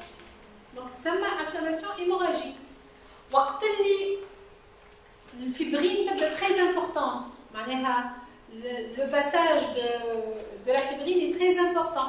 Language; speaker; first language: French; non-native, local second language; Arabic